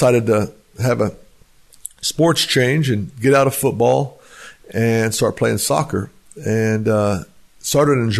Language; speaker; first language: English; native; English